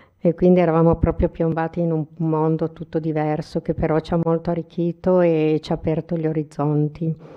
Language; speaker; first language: Italian; native; Italian